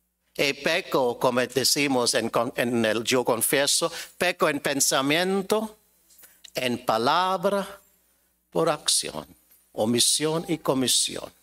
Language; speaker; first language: Spanish; non-native, fluent; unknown